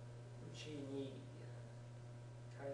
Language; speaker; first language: Japanese; non-native, learner; English